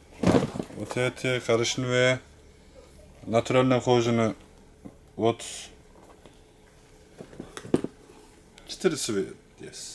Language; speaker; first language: Russian; non-native, local second language; Turkish